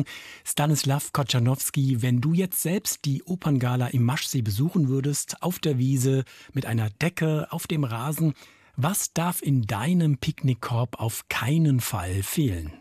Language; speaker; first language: German; native; German